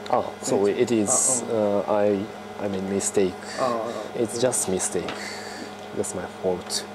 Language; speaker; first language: English; non-native, learner; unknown